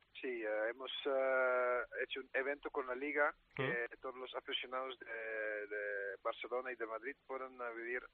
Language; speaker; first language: Spanish; non-native, fluent; Dutch